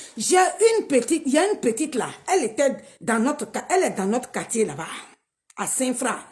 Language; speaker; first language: French; non-native, local second language; Dyula